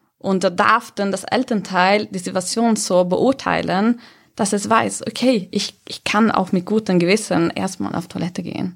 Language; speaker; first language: German; non-native, fluent; Swedish